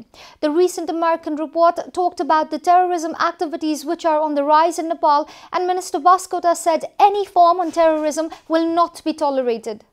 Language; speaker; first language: English; non-native, local second language; Nepali